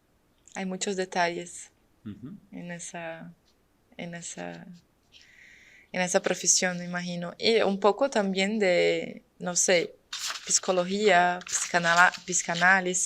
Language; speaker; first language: Spanish; non-native, fluent; Portuguese